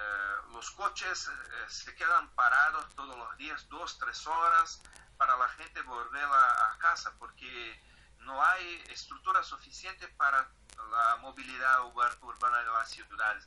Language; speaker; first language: Spanish; non-native, fluent; Portuguese